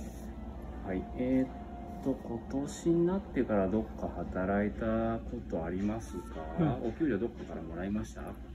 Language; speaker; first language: Japanese; native; Japanese